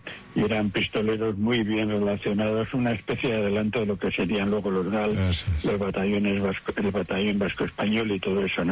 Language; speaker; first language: Spanish; native; Spanish